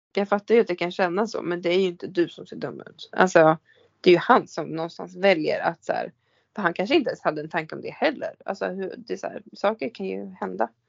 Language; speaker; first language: Swedish; native; Swedish